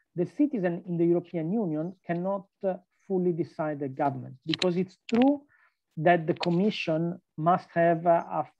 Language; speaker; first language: English; non-native, fluent; Italian